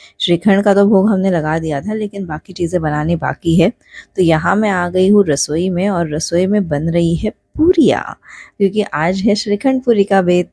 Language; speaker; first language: Hindi; non-native, local second language; Marathi